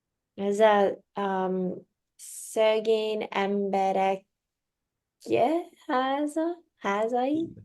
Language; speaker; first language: Hungarian; non-native, learner; English